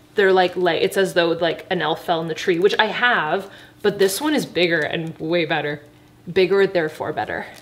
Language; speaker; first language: English; native; English